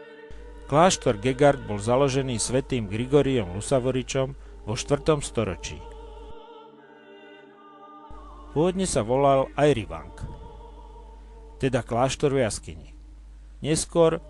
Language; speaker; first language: Slovak; native; Slovak